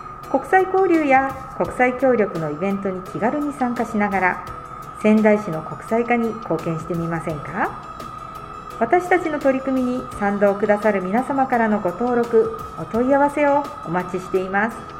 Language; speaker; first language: Japanese; native; Japanese